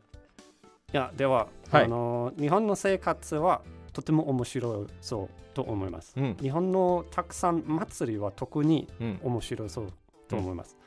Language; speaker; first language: Japanese; non-native, learner; Danish